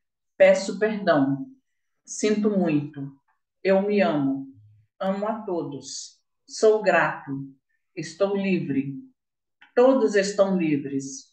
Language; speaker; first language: Portuguese; native; Portuguese